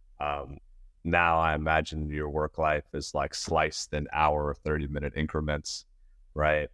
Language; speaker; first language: English; native; English